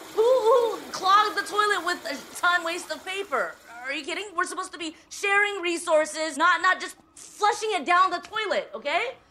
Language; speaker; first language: English; early bilingual, other home language; Chinese